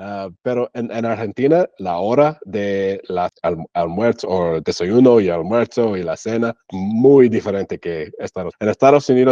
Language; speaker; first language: Spanish; non-native, learner; English